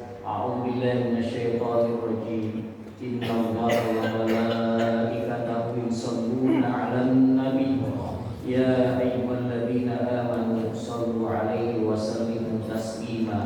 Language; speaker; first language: Indonesian; native; Indonesian